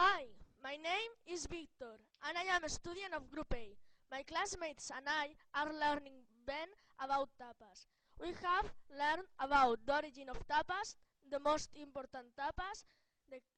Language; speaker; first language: English; non-native, learner; Catalan